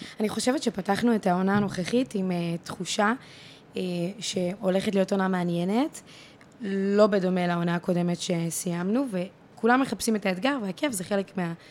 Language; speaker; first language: Hebrew; native; Hebrew